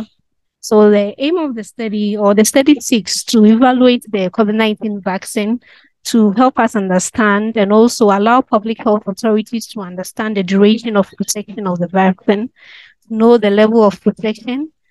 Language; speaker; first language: English; non-native, local second language; Akan